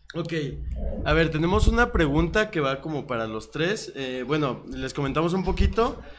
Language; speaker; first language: Spanish; native; Spanish